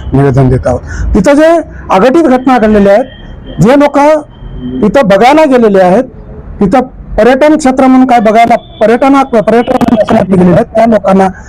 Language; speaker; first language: Marathi; native; Marathi